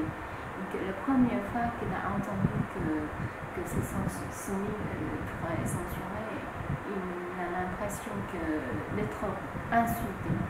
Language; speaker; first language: French; non-native, fluent; Vietnamese